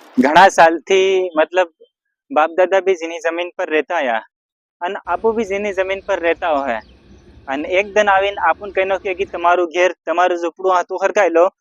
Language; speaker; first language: Gujarati; non-native, local second language; Bhili